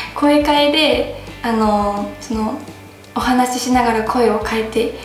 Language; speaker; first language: Japanese; native; Japanese